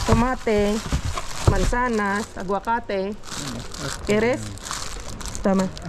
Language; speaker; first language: Spanish; non-native, learner; Filipino